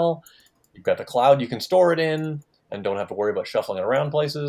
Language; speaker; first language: English; native; English